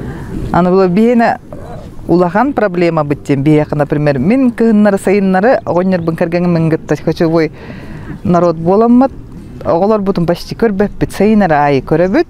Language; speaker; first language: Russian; non-native, local second language; Yakut